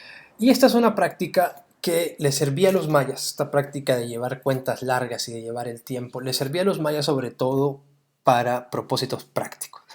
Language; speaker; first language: Spanish; native; Spanish